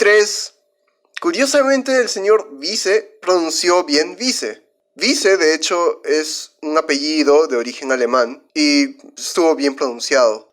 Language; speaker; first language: Spanish; native; Spanish